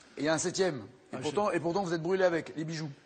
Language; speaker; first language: French; native; French